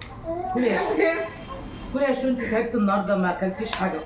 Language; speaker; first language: Arabic; native; Arabic